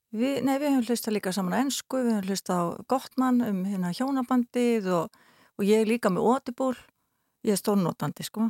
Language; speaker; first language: Icelandic; native; Icelandic